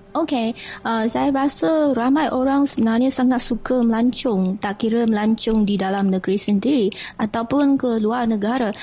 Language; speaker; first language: Malay; non-native, fluent; Chinese